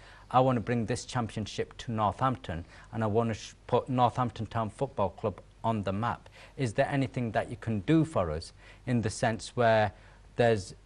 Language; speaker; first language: English; native; English